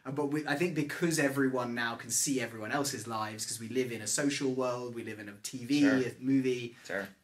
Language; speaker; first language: English; native; English